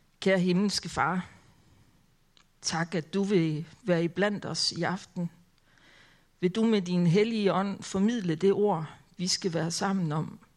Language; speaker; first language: Danish; native; Danish